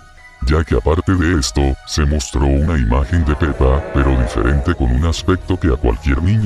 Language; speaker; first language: Spanish; native; Spanish